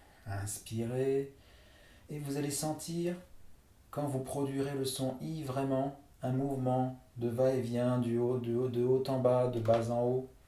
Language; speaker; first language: French; native; French